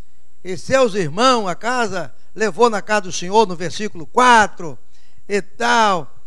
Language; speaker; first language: Portuguese; native; Portuguese